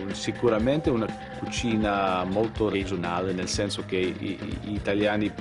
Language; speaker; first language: Italian; early bilingual, other home language; English